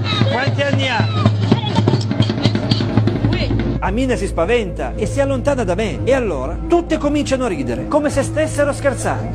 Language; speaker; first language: Italian; native; Italian